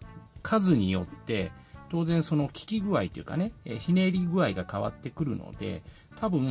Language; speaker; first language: Japanese; native; Japanese